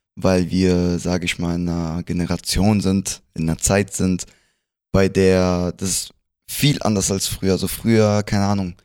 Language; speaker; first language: German; early bilingual, other home language; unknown